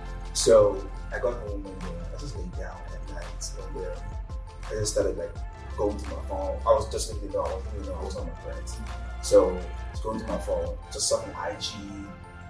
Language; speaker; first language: English; non-native, local second language; Yoruba